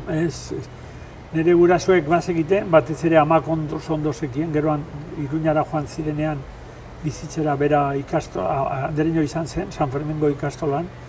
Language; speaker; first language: Basque; non-native, local second language; Spanish